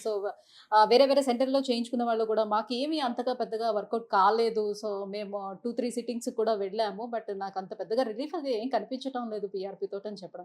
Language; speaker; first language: Telugu; native; Telugu